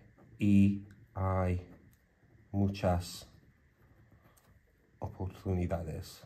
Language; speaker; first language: Spanish; non-native, learner; English